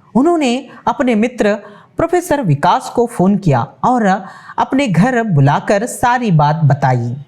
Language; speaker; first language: Hindi; non-native, local second language; Telugu